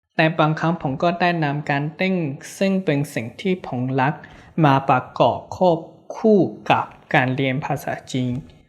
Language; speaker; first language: Thai; non-native, fluent; Chinese